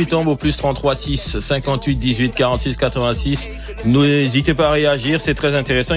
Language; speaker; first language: French; native; French